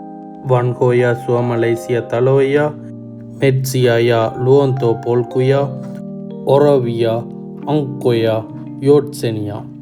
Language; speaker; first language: Finnish; non-native, learner; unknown